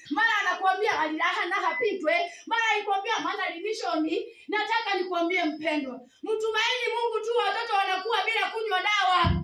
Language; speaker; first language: Swahili; native; Swahili